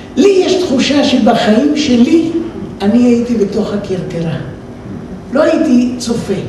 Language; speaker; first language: Hebrew; native; Hebrew